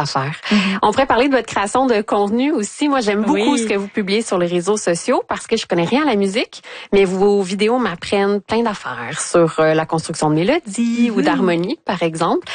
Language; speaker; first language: French; native; French